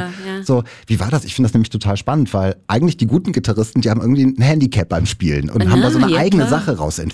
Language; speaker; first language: German; native; German